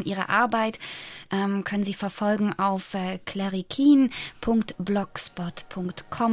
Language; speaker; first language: German; native; German